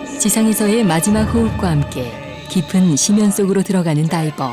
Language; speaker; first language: Korean; native; Korean